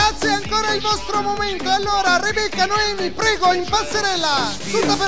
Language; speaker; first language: Italian; native; Italian